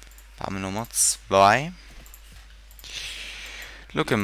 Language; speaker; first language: German; native; German